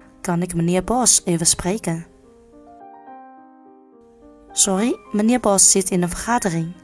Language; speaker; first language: Dutch; non-native, learner; Chinese